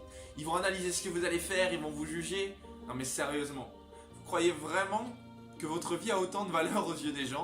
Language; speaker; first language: French; native; French